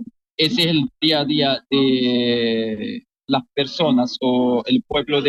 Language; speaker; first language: Spanish; non-native, fluent; Arabic